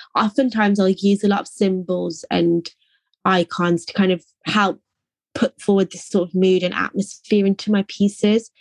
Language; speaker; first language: English; native; English